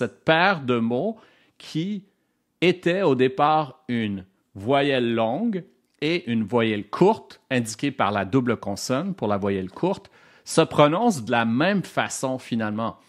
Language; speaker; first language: French; native; French